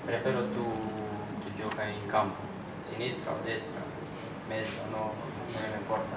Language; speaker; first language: Italian; non-native, learner; Romanian